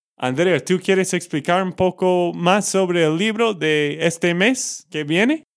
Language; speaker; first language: Spanish; non-native, fluent; English